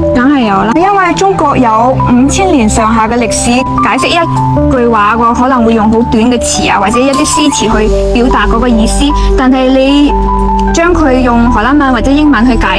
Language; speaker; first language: Cantonese; non-native, fluent; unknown